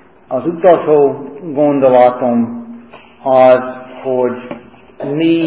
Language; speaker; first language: Hungarian; non-native, fluent; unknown